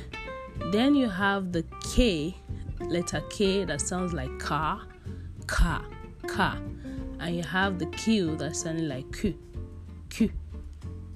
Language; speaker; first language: English; non-native, local second language; Yoruba